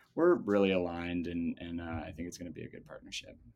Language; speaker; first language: English; native; English